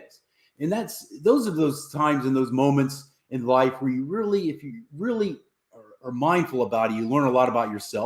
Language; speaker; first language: English; native; English